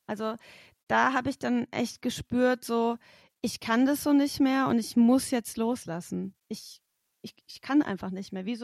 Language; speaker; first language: German; native; German